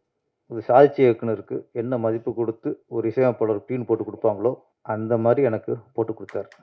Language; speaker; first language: Tamil; native; Tamil